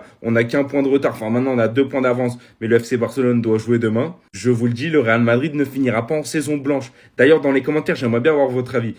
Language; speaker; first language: French; native; French